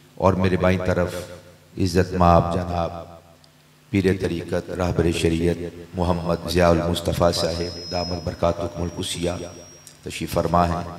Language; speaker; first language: Urdu; non-native, local second language; Punjabi